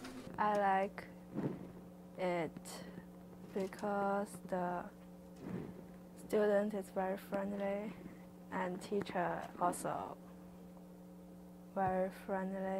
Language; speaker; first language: English; non-native, learner; Chinese